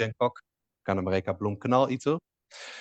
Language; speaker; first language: Indonesian; non-native, fluent; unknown